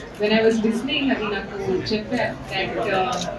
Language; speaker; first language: Telugu; non-native, learner; Hindi